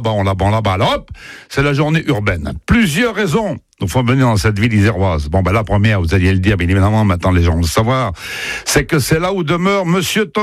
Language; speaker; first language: French; native; French